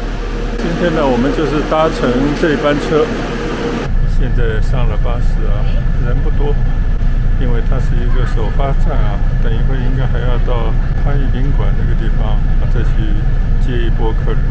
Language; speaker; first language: Chinese; native; Chinese